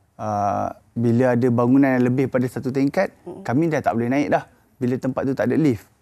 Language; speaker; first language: Malay; native; Malay